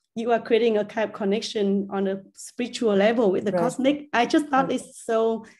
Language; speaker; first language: English; non-native, fluent; Vietnamese